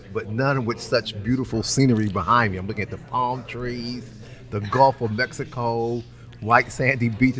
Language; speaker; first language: English; native; English